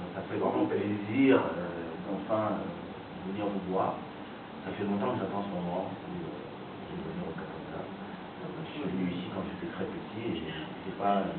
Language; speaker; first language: French; early bilingual, other home language; Lingala